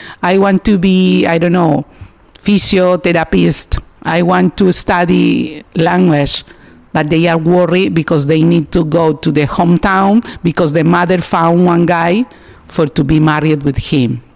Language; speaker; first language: English; non-native, learner; Spanish